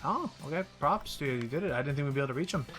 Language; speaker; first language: English; native; English